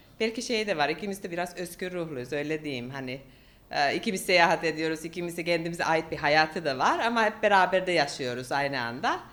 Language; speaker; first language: Turkish; non-native, fluent; Finnish